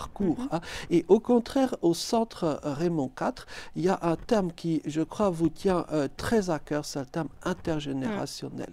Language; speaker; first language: French; native; French